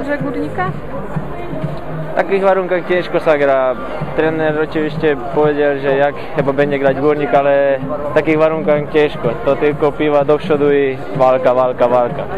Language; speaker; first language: Polish; non-native, learner; Slovak